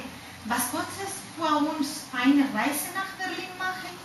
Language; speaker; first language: German; non-native, learner; Spanish